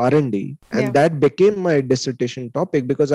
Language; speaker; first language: English; non-native, local second language; Hindi